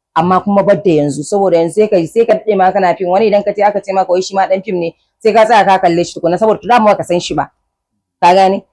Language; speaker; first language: Hausa; native; Hausa